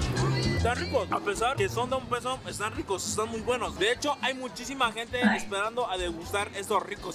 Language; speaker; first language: Spanish; native; Spanish